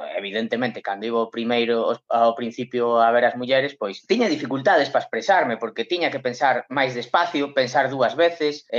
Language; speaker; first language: Galician; non-native, local second language; Spanish